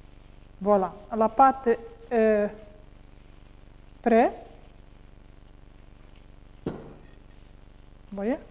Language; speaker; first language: French; non-native, learner; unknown